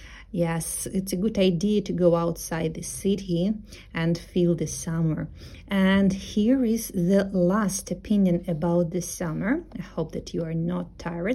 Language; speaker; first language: English; non-native, fluent; Russian